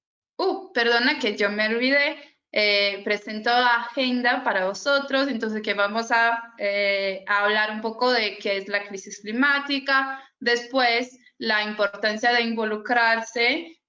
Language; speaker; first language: Spanish; non-native, fluent; Portuguese